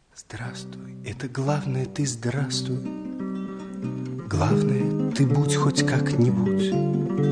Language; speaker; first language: Russian; native; Russian